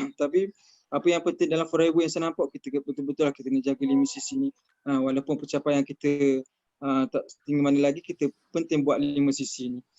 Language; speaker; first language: Malay; native; Malay